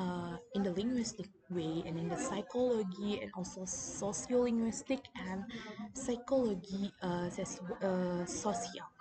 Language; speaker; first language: English; non-native, learner; Indonesian